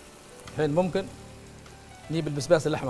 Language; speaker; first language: Arabic; native; Arabic